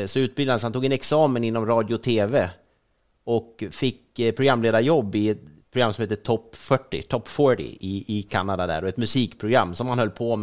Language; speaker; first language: Swedish; native; Swedish